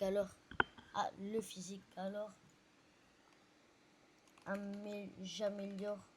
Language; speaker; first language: French; non-native, learner; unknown